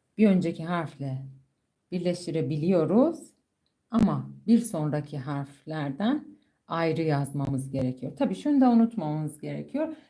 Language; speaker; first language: Turkish; non-native, fluent; Persian